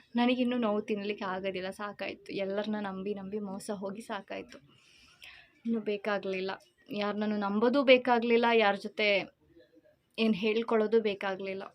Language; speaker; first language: Kannada; non-native, local second language; Malayalam